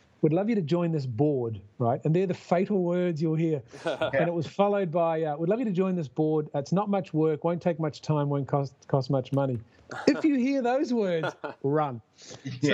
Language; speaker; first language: English; native; English